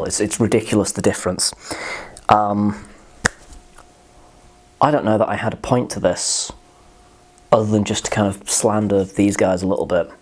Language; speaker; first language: English; native; English